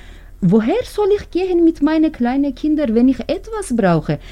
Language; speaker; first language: German; non-native, learner; Turkish